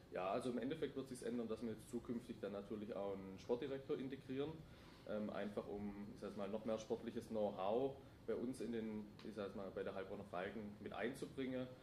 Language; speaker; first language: German; native; German